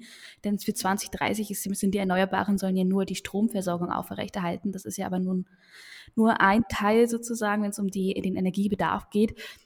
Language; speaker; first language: German; native; German